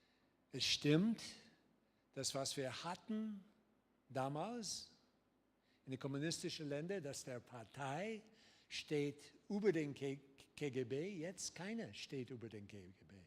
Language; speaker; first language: German; non-native, learner; English